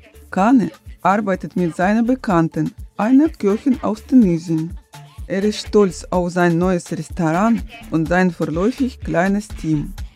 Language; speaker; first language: German; non-native, fluent; Russian